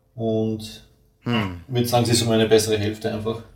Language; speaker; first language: German; native; German